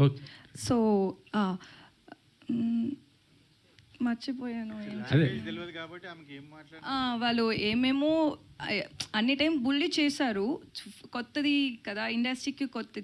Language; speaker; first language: Telugu; non-native, learner; Tamil